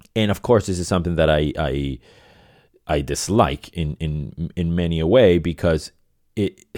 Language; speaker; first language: English; non-native, fluent; Spanish